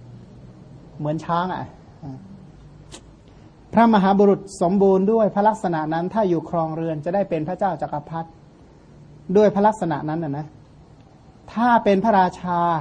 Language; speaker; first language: Thai; non-native, local second language; Khmer